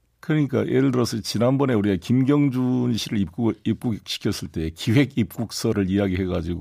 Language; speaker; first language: Korean; native; Korean